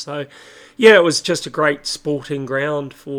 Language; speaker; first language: English; native; English